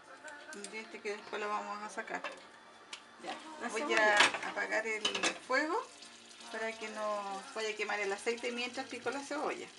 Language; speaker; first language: Spanish; native; Spanish